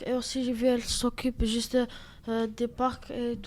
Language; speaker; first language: French; non-native, learner; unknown